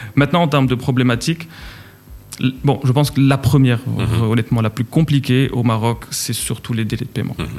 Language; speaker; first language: French; non-native, local second language; Arabic